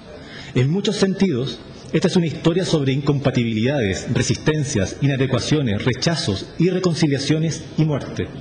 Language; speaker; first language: Spanish; native; Spanish